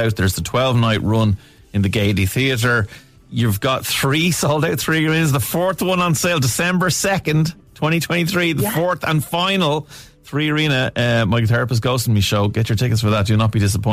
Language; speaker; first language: English; native; English